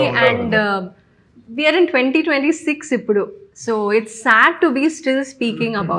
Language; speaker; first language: Telugu; non-native, local second language; Tamil